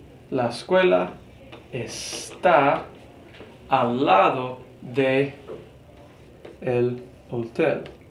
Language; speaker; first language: Spanish; non-native, fluent; English